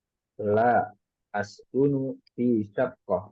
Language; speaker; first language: Arabic; non-native, fluent; Indonesian